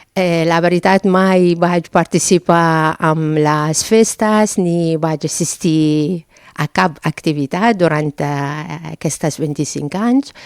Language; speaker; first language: Catalan; non-native, fluent; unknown